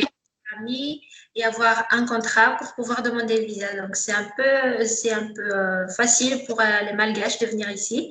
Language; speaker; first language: French; non-native, local second language; Malagasy